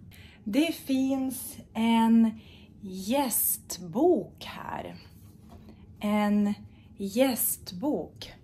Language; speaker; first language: Swedish; non-native, fluent; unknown